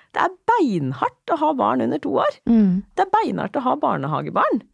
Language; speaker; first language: Norwegian; native; Norwegian